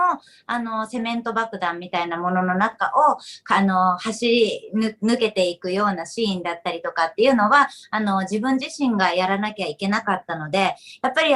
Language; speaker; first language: Japanese; native; Japanese